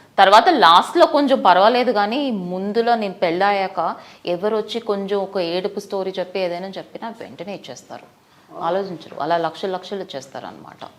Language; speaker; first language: Telugu; non-native, fluent; Tamil